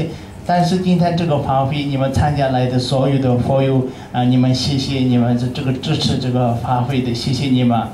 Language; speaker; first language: Chinese; non-native, learner; Tibetan